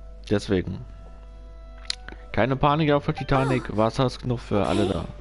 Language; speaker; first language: German; native; German